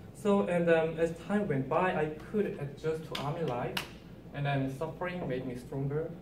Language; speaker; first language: English; non-native, learner; Korean